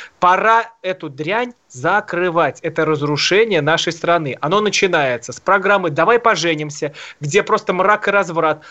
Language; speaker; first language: Russian; native; Russian